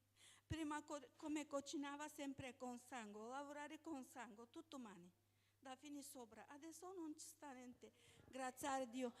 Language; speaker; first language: Italian; non-native, learner; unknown